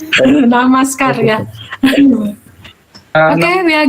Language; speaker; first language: English; non-native, learner; Balinese